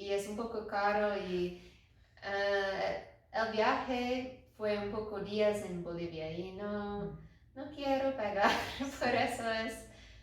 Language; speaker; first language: Spanish; non-native, learner; English